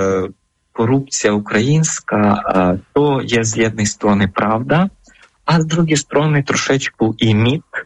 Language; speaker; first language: Polish; non-native, fluent; Ukrainian